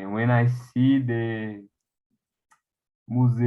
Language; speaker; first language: English; non-native, learner; Portuguese